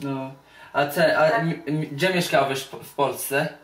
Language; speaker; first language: Polish; early bilingual, heritage; Polish